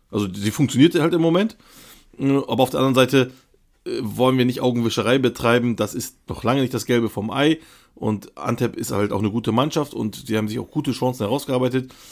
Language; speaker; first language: German; early bilingual, other home language; Turkish